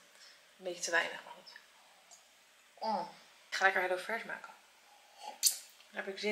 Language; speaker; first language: Dutch; native; Dutch